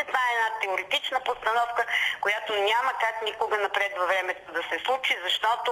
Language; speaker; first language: Bulgarian; native; Bulgarian